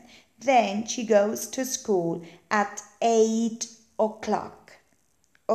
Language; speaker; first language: English; non-native, fluent; Spanish